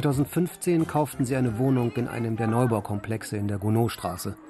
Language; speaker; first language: German; native; German